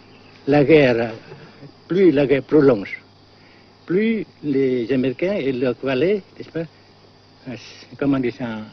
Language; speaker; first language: French; non-native, local second language; Vietnamese